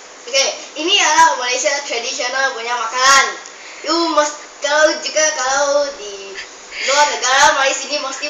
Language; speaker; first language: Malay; non-native, local second language; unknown